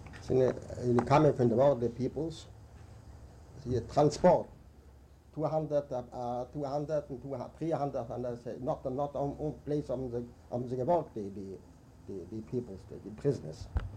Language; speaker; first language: English; non-native, learner; Yiddish